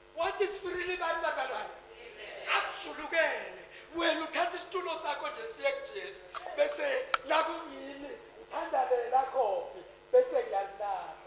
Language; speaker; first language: Zulu; native; Zulu